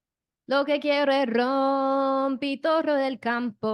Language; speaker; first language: Spanish; non-native, fluent; English